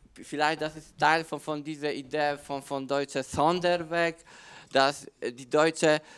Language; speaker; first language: German; non-native, learner; Polish